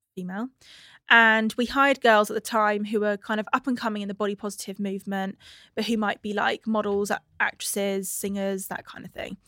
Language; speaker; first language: English; native; English